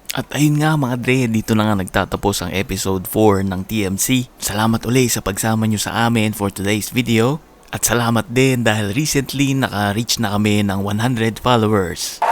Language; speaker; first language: Filipino; native; Filipino